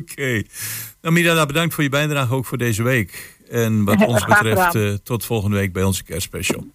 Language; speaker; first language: Dutch; native; Dutch